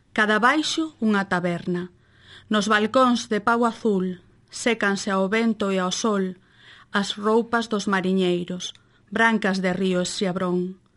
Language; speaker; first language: Galician; native; Galician